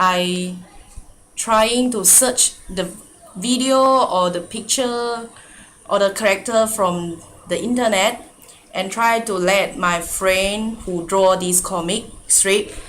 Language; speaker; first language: English; non-native, local second language; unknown